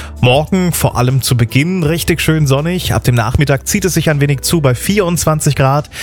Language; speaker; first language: German; native; German